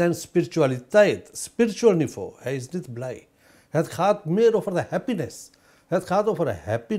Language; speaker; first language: Dutch; non-native, fluent; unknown